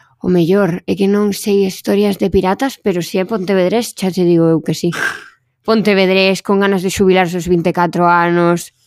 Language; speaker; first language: Galician; non-native, local second language; Spanish